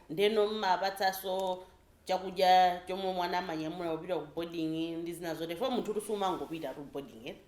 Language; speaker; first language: Nyanja; native; Nyanja